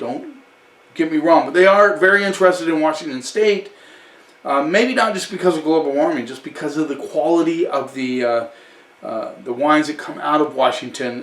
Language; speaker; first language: English; native; English